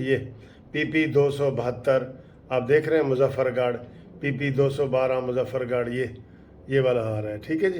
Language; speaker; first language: Urdu; native; Urdu